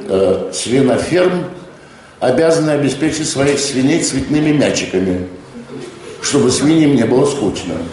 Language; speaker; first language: Russian; native; Russian